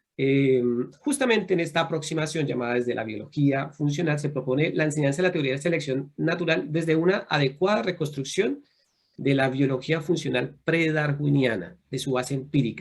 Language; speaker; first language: Spanish; native; Spanish